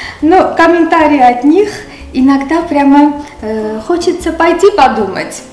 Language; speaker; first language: Russian; non-native, local second language; Armenian